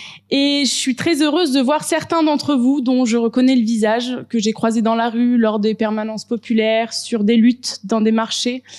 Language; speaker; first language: French; native; French